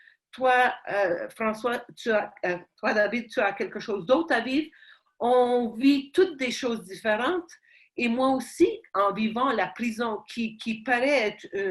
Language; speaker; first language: French; non-native, fluent; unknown